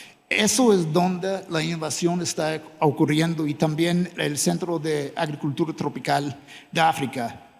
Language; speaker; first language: Spanish; non-native, fluent; English